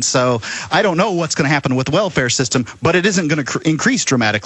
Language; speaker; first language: English; native; English